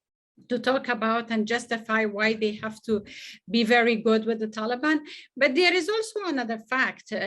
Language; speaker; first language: English; non-native, fluent; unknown